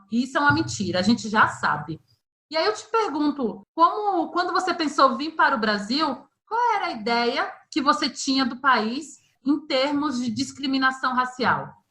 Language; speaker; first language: Portuguese; native; Portuguese